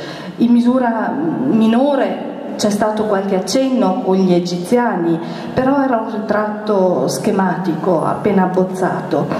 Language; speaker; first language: Italian; native; Italian